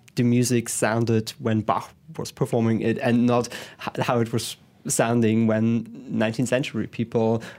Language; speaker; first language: English; non-native, fluent; German